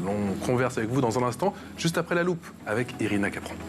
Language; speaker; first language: French; native; French